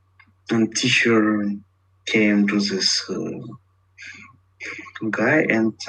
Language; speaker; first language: English; non-native, learner; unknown